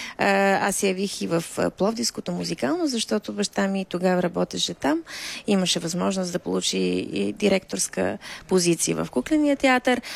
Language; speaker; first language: Bulgarian; native; Bulgarian